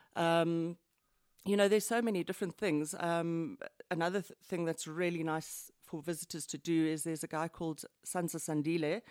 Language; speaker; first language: English; native; English